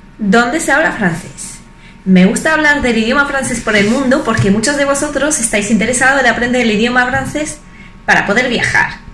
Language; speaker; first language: Spanish; non-native, fluent; French